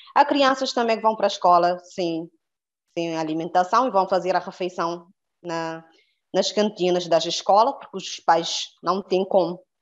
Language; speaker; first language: Portuguese; non-native, local second language; Kabuverdianu